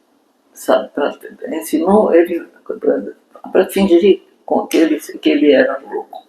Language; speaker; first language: Portuguese; non-native, fluent; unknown